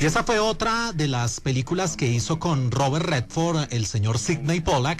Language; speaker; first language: Spanish; native; Spanish